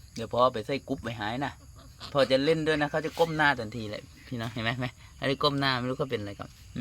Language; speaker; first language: Thai; native; Thai